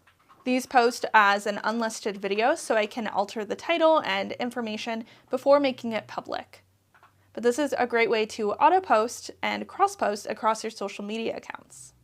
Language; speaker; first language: English; native; English